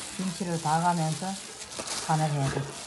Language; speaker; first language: Korean; native; Korean